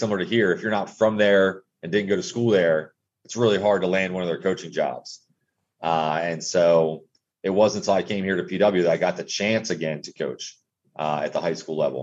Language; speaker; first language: English; native; English